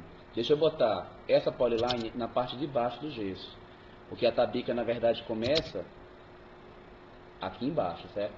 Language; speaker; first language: Portuguese; native; Portuguese